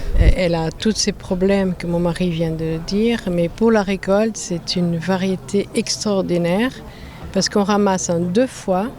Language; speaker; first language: French; non-native, fluent; Portuguese